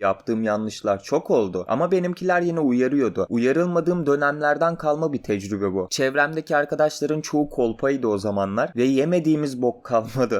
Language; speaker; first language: Turkish; native; Turkish